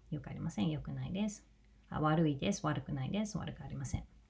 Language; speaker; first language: Japanese; non-native, fluent; English